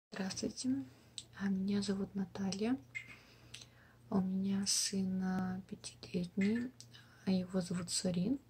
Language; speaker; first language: Russian; non-native, local second language; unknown